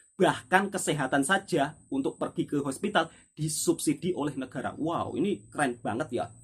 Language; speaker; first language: Indonesian; native; Indonesian